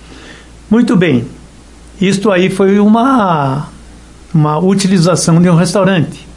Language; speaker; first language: Portuguese; native; Portuguese